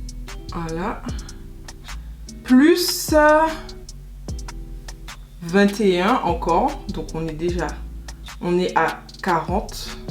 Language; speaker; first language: French; native; French